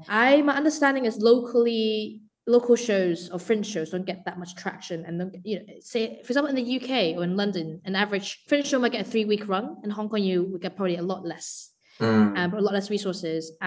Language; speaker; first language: English; non-native, local second language; Cantonese